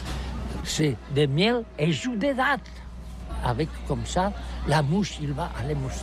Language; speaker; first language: French; non-native, learner; Catalan